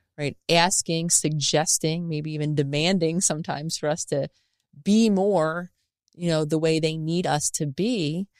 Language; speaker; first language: English; native; English